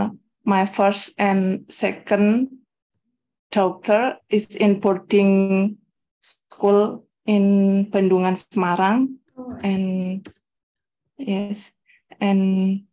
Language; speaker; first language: English; non-native, learner; Indonesian